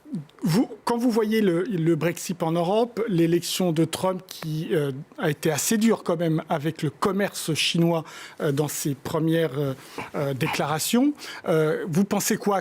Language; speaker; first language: French; native; French